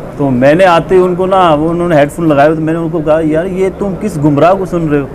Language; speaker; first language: Urdu; non-native, local second language; Punjabi